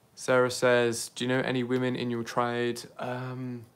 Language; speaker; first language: English; native; English